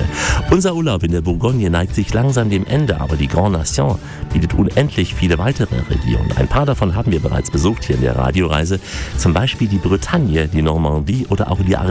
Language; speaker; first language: German; native; German